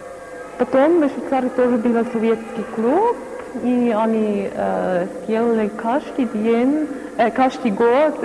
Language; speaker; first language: Russian; non-native, learner; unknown